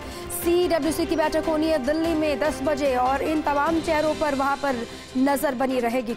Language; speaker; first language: Hindi; native; Hindi